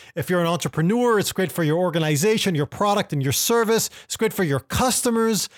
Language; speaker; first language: English; native; English